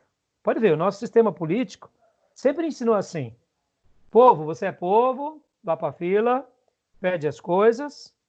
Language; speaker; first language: Portuguese; native; Portuguese